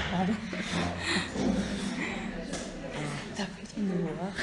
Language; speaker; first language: French; non-native, learner; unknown